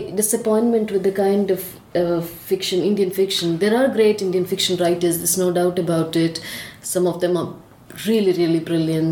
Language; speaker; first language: English; non-native, local second language; Tamil